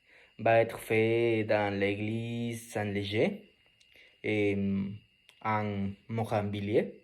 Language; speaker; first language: French; non-native, learner; Spanish